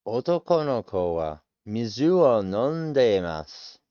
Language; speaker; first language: Japanese; non-native, learner; English